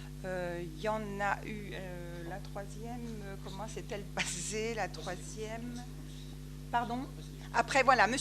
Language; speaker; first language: French; native; French